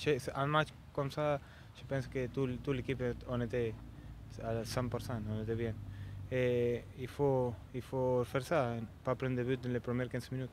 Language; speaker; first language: French; non-native, fluent; Italian